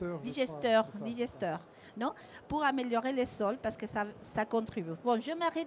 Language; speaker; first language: French; non-native, fluent; Spanish